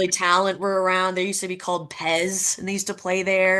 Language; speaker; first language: English; native; English